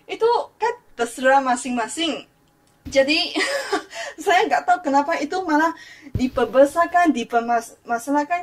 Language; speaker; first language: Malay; non-native, fluent; Chinese